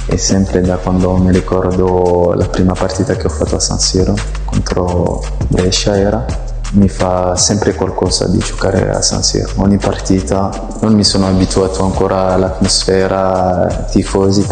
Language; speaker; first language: Italian; non-native, fluent; French